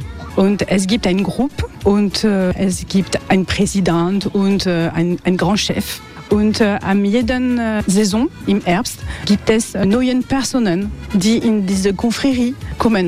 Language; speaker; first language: German; non-native, learner; French